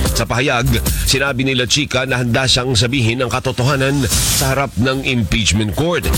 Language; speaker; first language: Filipino; native; Filipino